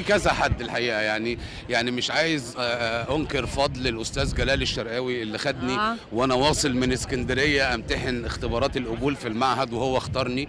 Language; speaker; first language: Arabic; native; Arabic